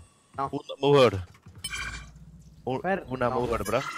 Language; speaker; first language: Spanish; non-native, learner; English